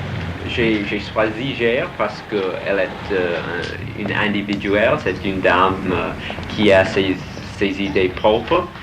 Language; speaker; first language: French; non-native, learner; English